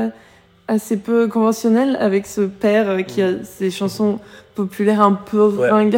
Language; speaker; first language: French; native; French